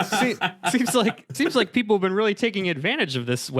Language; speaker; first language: English; native; English